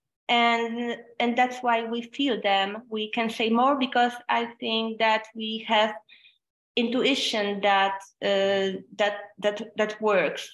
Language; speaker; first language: English; non-native, fluent; Polish